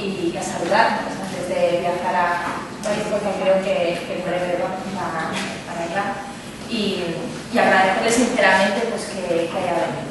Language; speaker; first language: Spanish; native; Spanish